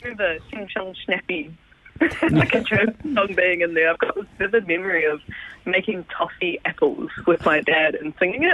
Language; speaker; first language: English; native; English